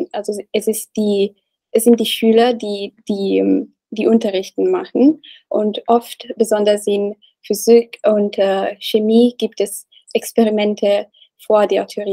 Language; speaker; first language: German; non-native, learner; Italian